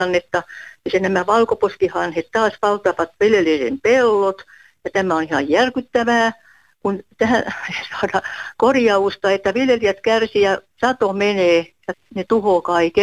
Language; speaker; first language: Finnish; native; Finnish